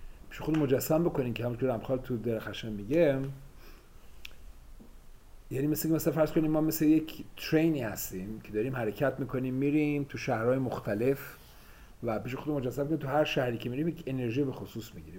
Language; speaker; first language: Persian; native; Persian